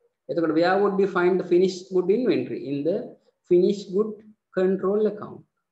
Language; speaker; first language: English; non-native, local second language; Sinhala